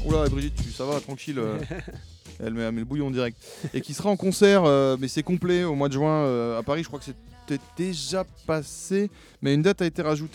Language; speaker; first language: French; native; French